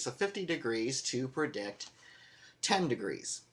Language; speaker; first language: English; native; English